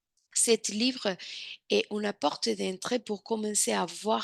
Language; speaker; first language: French; non-native, fluent; Spanish